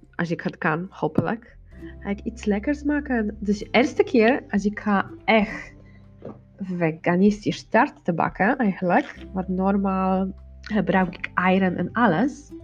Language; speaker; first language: Dutch; non-native, learner; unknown